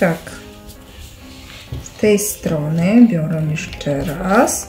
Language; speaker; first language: Polish; non-native, learner; Ukrainian